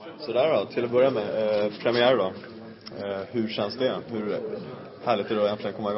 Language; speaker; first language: Swedish; native; Swedish